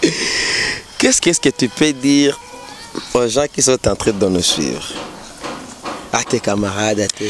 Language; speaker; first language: French; non-native, local second language; Rundi